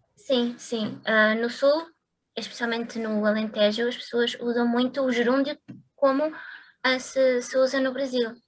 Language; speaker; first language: Portuguese; native; Portuguese